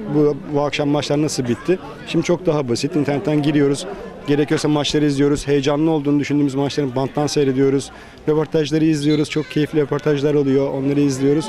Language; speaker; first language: Turkish; native; Turkish